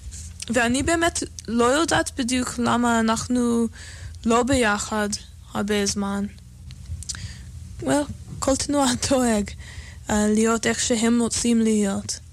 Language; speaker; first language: Hebrew; non-native, fluent; English